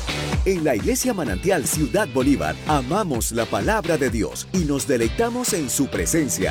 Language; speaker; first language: Spanish; native; Spanish